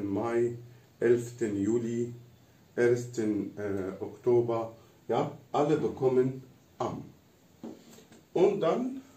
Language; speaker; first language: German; non-native, fluent; Arabic